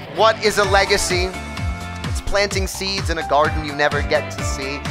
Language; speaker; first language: English; native; English